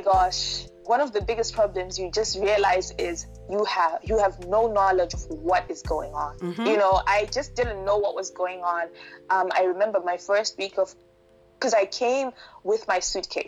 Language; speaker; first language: English; non-native, local second language; Shona